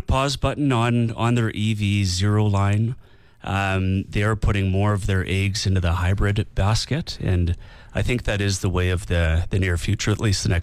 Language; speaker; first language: English; native; English